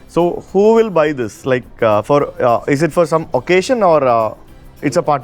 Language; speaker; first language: English; non-native, local second language; Malayalam